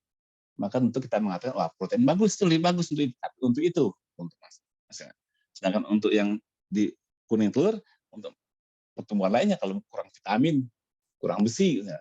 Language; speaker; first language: Malay; native; Malay